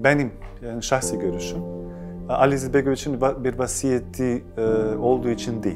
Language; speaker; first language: Turkish; non-native, fluent; Bosnian